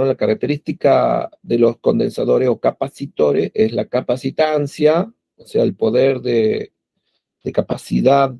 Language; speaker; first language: Spanish; native; Spanish